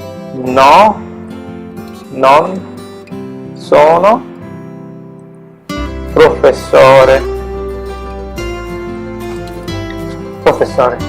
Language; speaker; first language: Italian; non-native, fluent; Bangla